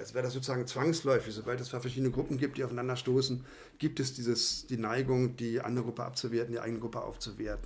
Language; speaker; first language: German; native; German